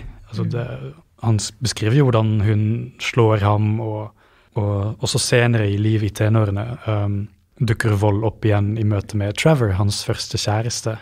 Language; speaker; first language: Norwegian; native; Norwegian